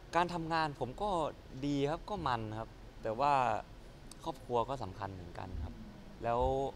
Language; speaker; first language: Thai; native; Thai